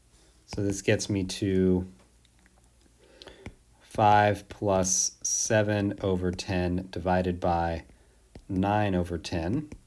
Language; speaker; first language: English; native; English